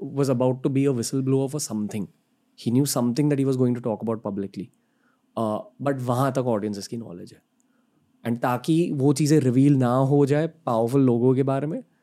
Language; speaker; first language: Hindi; native; Hindi